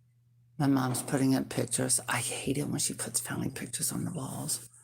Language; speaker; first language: English; native; English